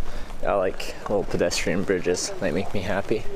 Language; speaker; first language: English; native; English